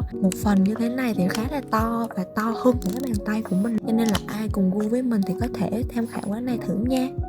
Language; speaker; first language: Vietnamese; native; Vietnamese